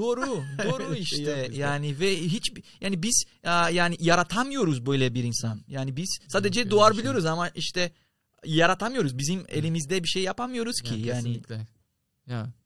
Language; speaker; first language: Turkish; non-native, fluent; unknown